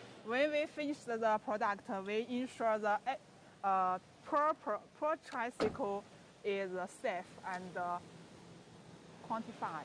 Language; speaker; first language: English; non-native, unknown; Chinese